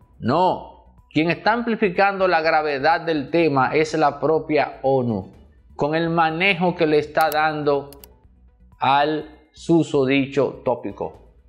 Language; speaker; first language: Spanish; native; Spanish